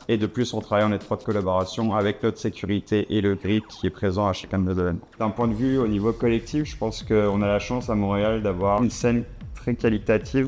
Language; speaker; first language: French; native; French